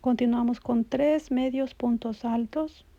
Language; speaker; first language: Spanish; native; Spanish